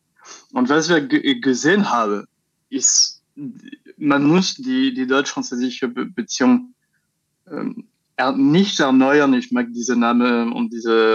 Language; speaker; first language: German; non-native, fluent; French